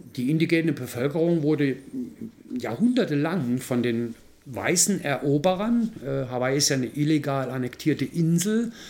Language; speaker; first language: German; native; German